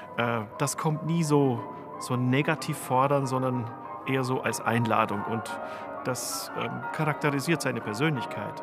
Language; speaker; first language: German; native; German